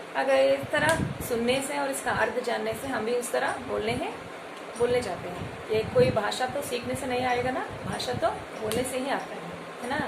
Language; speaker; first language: Hindi; non-native, local second language; Telugu